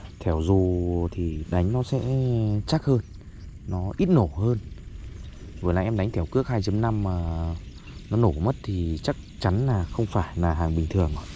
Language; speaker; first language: Vietnamese; native; Vietnamese